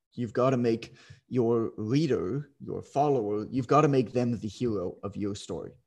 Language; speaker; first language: English; native; English